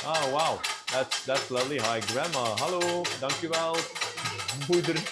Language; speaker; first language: Dutch; native; Dutch